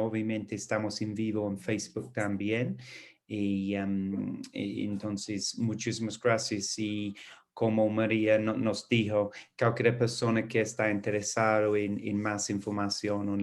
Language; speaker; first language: Spanish; non-native, fluent; English